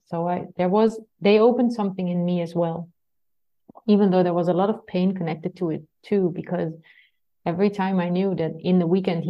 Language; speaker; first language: English; non-native, fluent; Dutch